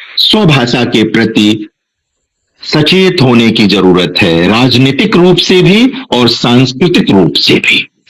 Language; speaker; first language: Hindi; non-native, local second language; Bhojpuri